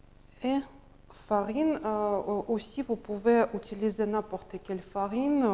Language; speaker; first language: French; non-native, learner; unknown